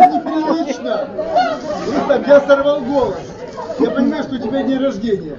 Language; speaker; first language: Russian; native; Russian